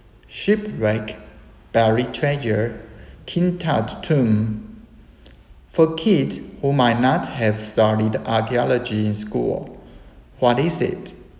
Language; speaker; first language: English; non-native, fluent; Chinese